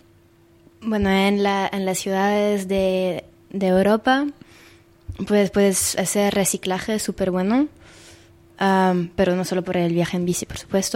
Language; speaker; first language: Spanish; non-native, fluent; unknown